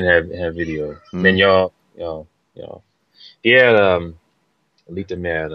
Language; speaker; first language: Swedish; non-native, learner; English